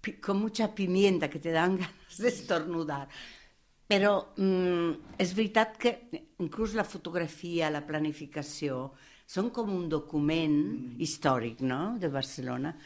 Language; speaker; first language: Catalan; non-native, fluent; Italian